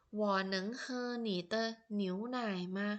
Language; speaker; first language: Chinese; non-native, fluent; Thai